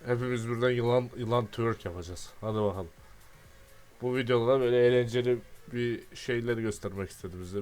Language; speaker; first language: Turkish; native; Turkish